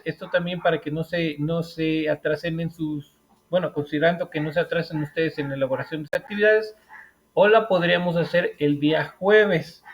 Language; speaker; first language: Spanish; native; Spanish